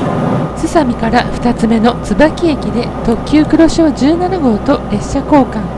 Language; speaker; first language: Japanese; native; Japanese